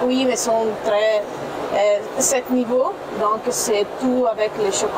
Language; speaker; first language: French; non-native, fluent; Italian